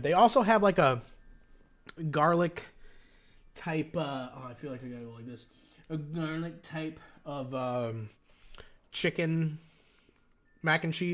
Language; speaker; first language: English; native; English